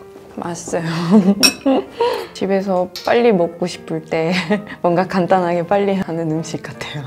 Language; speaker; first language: Korean; non-native, fluent; French